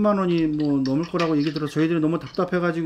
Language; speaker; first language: Korean; native; Korean